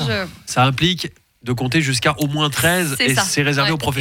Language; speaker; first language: French; native; French